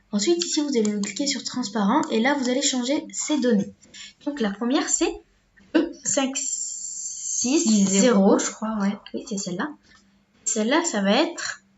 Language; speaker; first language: French; native; French